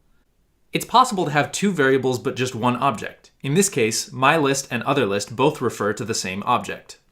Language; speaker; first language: English; native; English